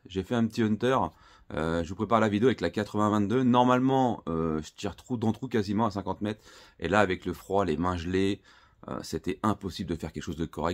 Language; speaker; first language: French; native; French